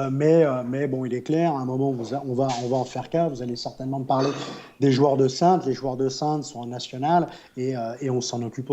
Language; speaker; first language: French; native; French